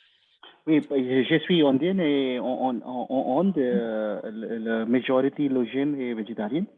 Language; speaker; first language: French; non-native, learner; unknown